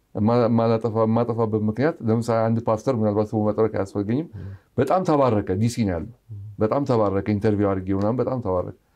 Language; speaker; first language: Amharic; native; Amharic